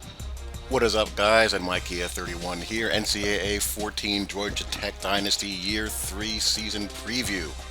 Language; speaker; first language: English; native; English